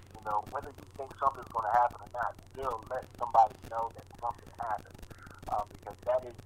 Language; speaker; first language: English; native; English